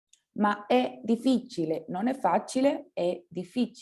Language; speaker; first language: Italian; non-native, fluent; Spanish